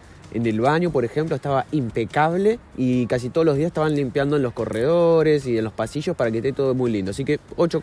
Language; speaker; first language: Spanish; native; Spanish